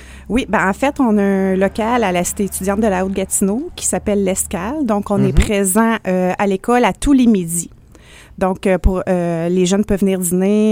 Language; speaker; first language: French; native; French